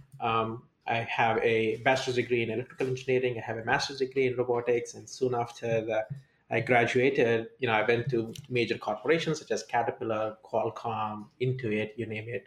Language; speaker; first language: English; non-native, local second language; Telugu